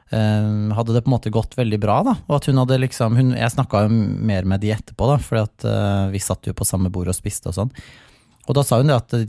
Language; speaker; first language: Norwegian; native; Norwegian